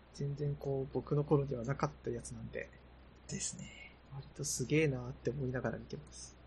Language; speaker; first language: Japanese; native; Japanese